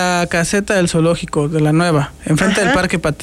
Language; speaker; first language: Spanish; native; Spanish